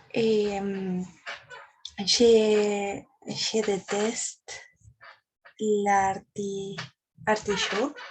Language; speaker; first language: French; non-native, learner; Spanish